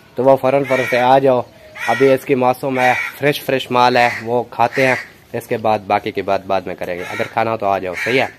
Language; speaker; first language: Urdu; non-native, local second language; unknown